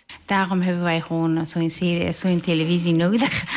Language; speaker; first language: Dutch; non-native, learner; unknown